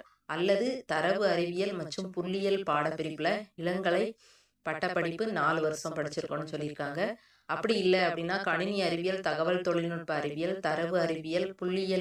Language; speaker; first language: Tamil; native; Tamil